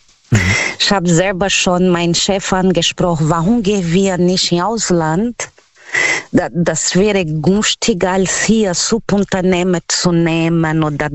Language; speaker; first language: German; non-native, learner; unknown